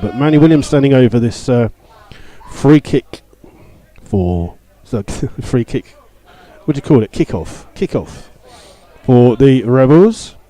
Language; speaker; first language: English; native; English